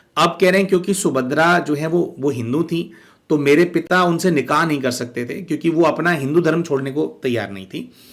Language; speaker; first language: Hindi; native; Hindi